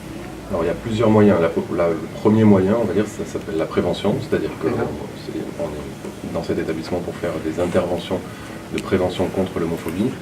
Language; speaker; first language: French; native; French